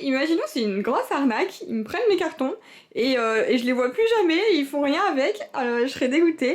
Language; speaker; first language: French; native; French